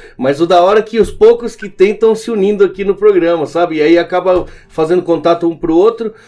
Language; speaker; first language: Portuguese; early bilingual, other home language; Spanish